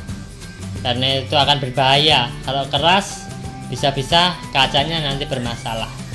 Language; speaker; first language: Indonesian; native; Indonesian